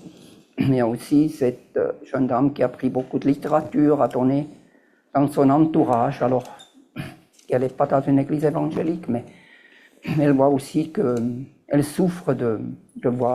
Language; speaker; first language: French; native; French